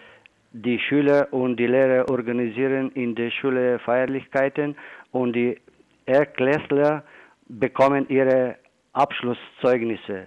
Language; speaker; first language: German; non-native, fluent; Bulgarian